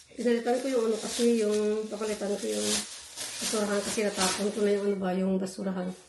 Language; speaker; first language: Filipino; non-native, local second language; Hiligaynon